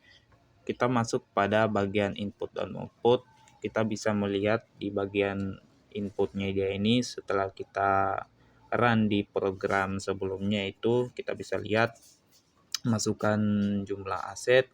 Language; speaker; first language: Indonesian; native; Indonesian